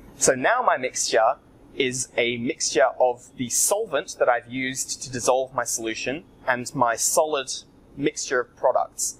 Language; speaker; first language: English; native; English